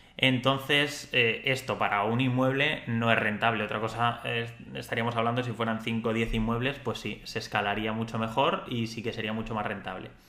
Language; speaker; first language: Spanish; native; Spanish